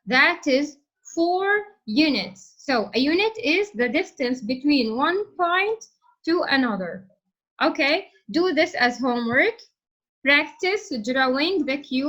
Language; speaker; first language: English; non-native, fluent; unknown